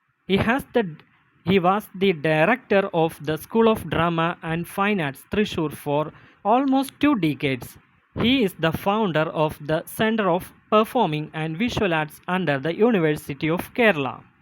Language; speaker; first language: English; non-native, local second language; Malayalam